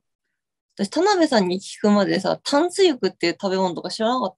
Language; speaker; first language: Japanese; native; Japanese